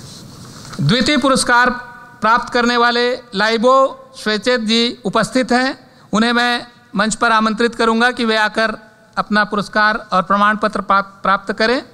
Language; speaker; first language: Hindi; native; Hindi